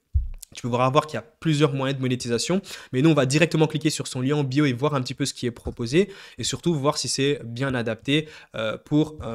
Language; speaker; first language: French; native; French